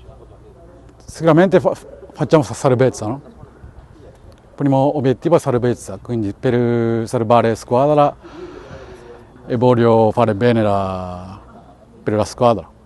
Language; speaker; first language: Italian; non-native, learner; Japanese